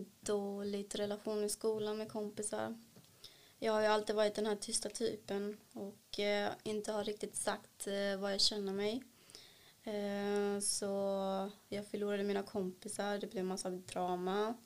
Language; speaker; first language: Swedish; early bilingual, other home language; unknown